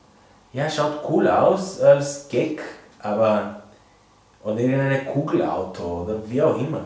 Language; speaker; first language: German; non-native, fluent; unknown